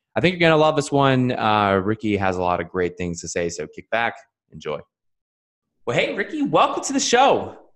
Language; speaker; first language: English; native; English